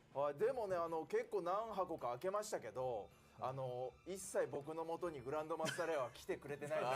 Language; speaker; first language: Japanese; native; Japanese